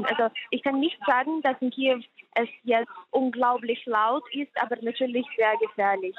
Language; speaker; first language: German; non-native, fluent; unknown